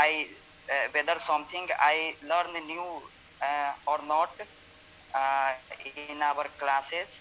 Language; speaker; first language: English; non-native, learner; Hindi